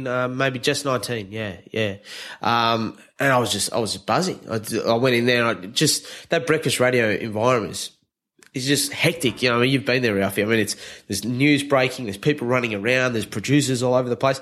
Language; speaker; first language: English; native; English